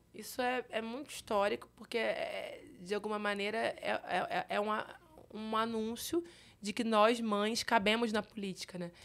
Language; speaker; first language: Portuguese; native; Portuguese